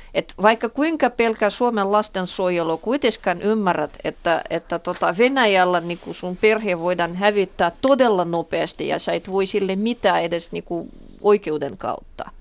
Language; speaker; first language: Finnish; non-native, fluent; Russian